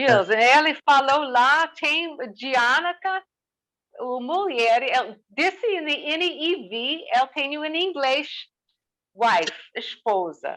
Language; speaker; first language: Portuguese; non-native, learner; English